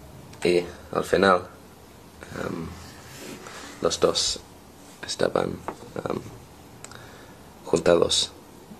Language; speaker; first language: Spanish; non-native, learner; English